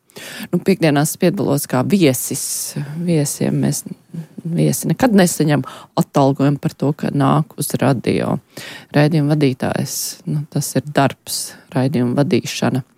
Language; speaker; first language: Latvian; native; Latvian